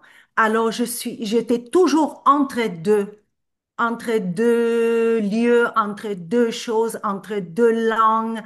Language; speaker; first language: French; non-native, fluent; Turkish